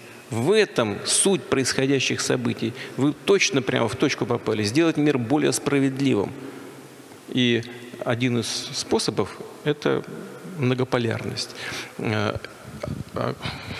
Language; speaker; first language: Russian; native; Russian